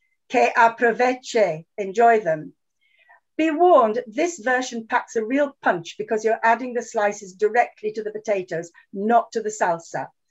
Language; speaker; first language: English; native; English